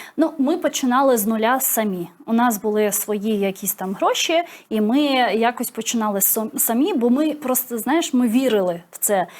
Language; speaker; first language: Ukrainian; non-native, local second language; Crimean Tatar